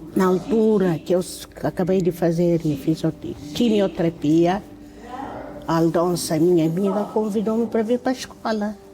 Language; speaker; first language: Portuguese; non-native, local second language; Kabuverdianu